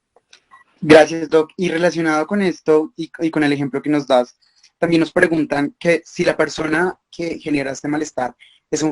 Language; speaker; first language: Spanish; native; Spanish